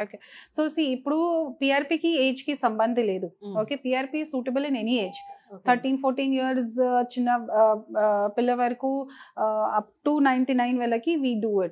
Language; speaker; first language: Telugu; non-native, local second language; Hindi